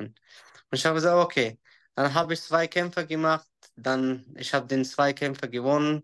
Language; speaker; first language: German; non-native, learner; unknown